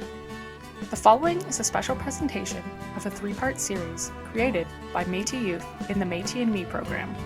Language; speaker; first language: English; native; English